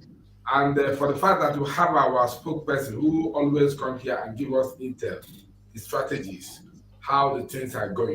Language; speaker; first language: English; non-native, local second language; Igbo